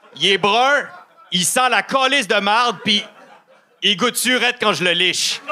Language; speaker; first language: French; native; French